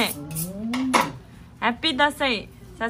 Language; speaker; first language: Korean; non-native, learner; Nepali